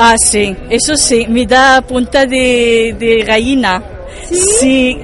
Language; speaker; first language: Spanish; non-native, learner; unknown